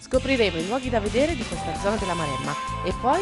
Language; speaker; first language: Italian; native; Italian